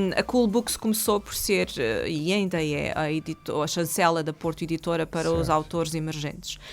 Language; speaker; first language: Portuguese; early bilingual, other home language; German